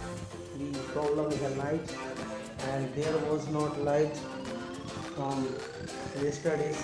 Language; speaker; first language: English; non-native, local second language; Hindi